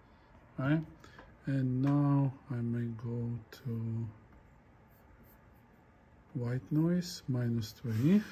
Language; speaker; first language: English; non-native, fluent; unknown